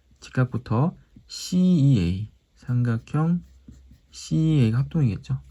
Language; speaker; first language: Korean; native; Korean